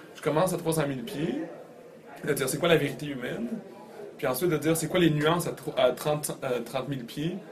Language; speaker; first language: French; native; French